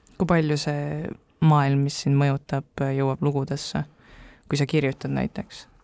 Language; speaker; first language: Estonian; native; Estonian